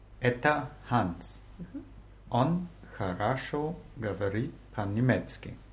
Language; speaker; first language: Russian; non-native, learner; German